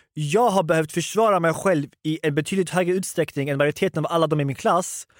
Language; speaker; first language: Swedish; early bilingual, other home language; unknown